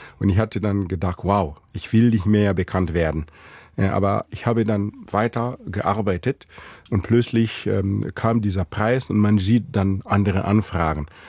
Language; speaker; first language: German; non-native, fluent; Mossi